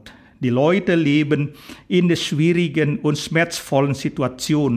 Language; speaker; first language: German; non-native, fluent; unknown